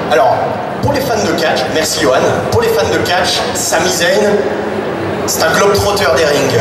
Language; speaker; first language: French; native; French